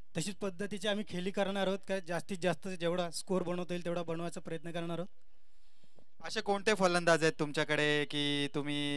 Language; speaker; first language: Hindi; non-native, local second language; Marathi